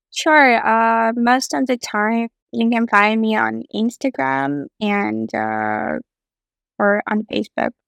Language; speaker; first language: English; non-native, fluent; Russian